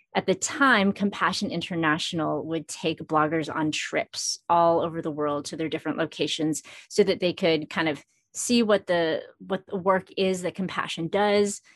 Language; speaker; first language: English; early bilingual, other home language; Filipino